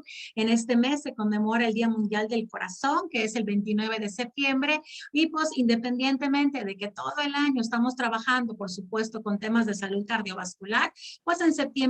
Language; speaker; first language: Spanish; native; Spanish